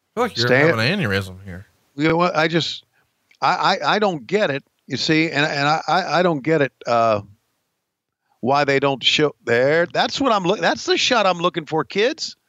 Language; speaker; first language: English; native; English